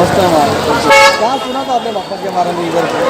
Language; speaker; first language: Hindi; native; Hindi